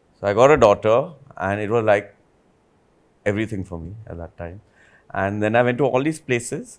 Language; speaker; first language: English; non-native, local second language; Hindi